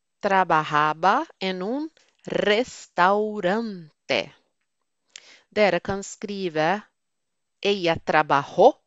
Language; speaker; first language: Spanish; non-native, fluent; Portuguese